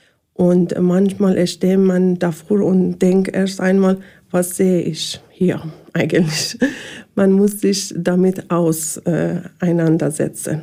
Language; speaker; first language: German; non-native, learner; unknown